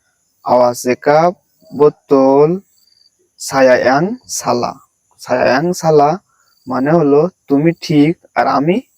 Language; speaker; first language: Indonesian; non-native, learner; Bangla